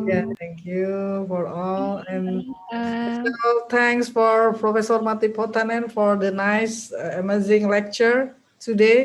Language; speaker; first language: English; non-native, local second language; Indonesian